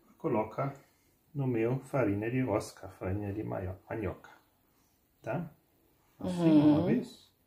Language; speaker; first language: Portuguese; non-native, fluent; German